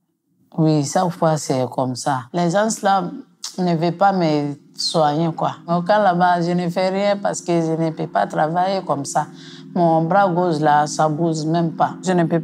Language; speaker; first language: French; non-native, local second language; Mandingo